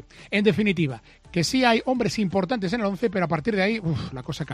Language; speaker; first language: Spanish; native; Spanish